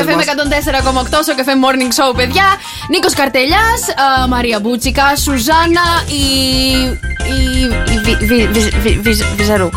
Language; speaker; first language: Greek; native; Greek